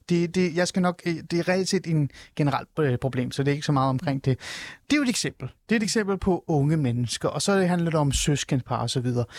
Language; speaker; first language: Danish; early bilingual, other home language; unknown